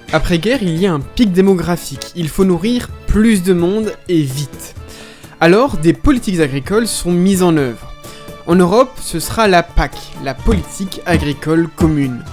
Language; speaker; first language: French; native; French